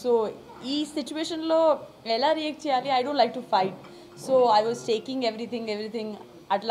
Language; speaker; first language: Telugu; non-native, learner; Gujarati